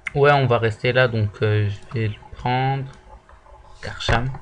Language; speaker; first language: French; native; French